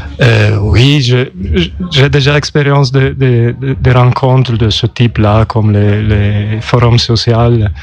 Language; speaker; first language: French; non-native, local second language; German